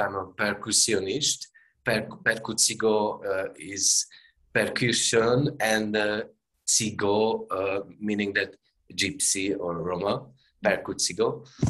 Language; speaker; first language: English; non-native, learner; Hungarian